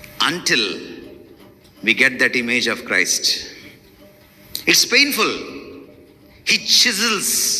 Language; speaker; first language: English; non-native, local second language; Telugu